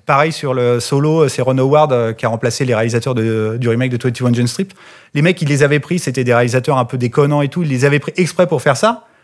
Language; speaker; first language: French; native; French